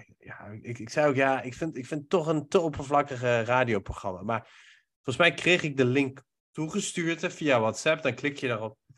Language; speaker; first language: Dutch; early bilingual, other home language; Persian